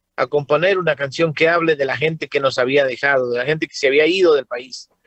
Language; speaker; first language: Spanish; native; Spanish